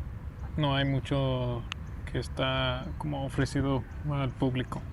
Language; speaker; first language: Spanish; non-native, fluent; English